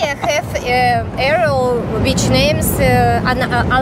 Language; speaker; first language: English; non-native, learner; Russian